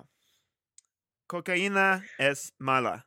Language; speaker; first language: Spanish; non-native, learner; English